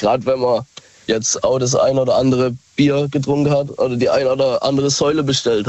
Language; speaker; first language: German; native; German